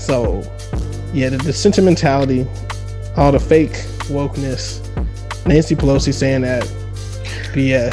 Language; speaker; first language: English; native; English